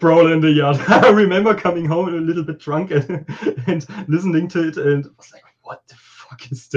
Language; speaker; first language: English; non-native, fluent; German